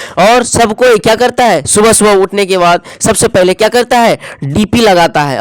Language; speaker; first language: Hindi; native; Hindi